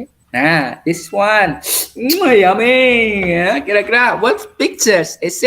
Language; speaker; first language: English; non-native, learner; Indonesian